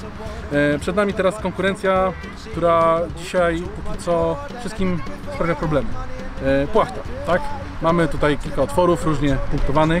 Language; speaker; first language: Polish; native; Polish